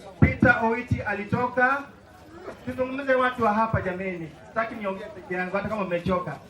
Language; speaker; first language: Swahili; non-native, local second language; Luyia